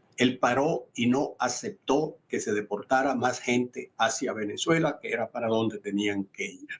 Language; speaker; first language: Spanish; native; Spanish